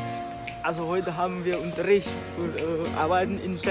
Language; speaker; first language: German; non-native, learner; Indonesian